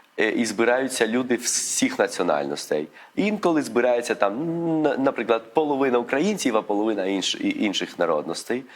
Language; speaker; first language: Ukrainian; early bilingual, heritage; Ukrainian